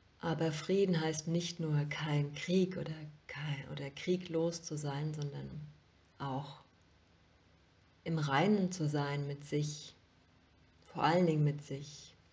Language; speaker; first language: German; native; German